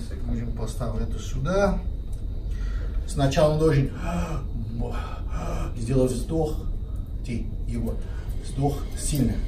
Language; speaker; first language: Russian; non-native, fluent; Portuguese